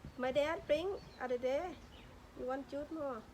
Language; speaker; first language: English; non-native, learner; Thai